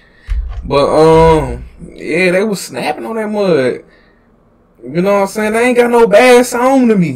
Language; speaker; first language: English; native; English